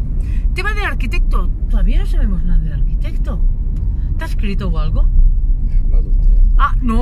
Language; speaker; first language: Spanish; native; Spanish